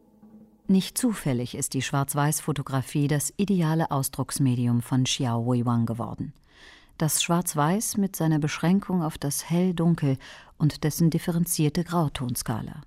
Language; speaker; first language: German; native; German